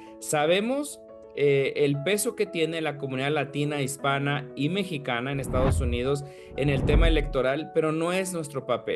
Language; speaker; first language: Spanish; native; Spanish